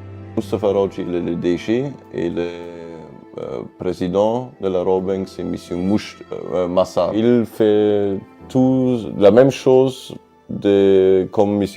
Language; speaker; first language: French; non-native, fluent; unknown